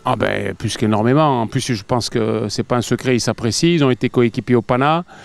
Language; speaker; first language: French; native; French